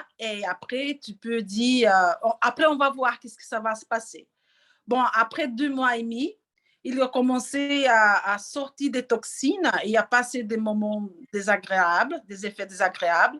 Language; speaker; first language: French; non-native, learner; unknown